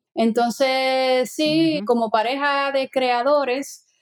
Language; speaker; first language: Spanish; native; Spanish